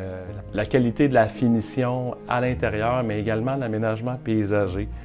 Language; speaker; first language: French; native; French